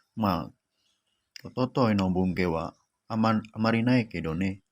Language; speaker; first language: Japanese; non-native, learner; Indonesian